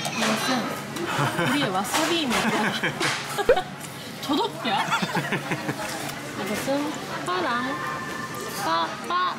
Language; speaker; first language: Korean; non-native, learner; Japanese